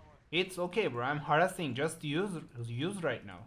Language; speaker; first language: English; non-native, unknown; Turkish